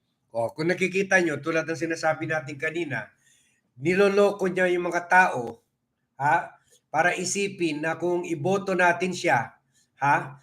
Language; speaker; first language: Filipino; native; Filipino